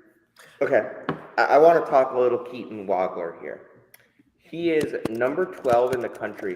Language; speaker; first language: English; native; English